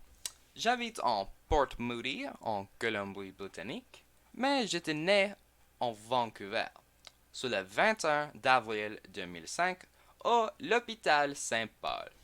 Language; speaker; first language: French; non-native, learner; English